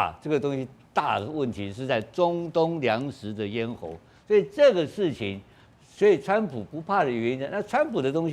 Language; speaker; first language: Chinese; native; Chinese